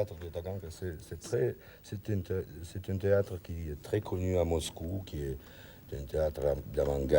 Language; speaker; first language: French; non-native, learner; Russian